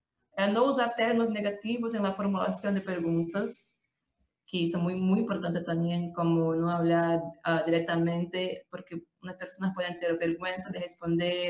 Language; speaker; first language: Spanish; non-native, fluent; Portuguese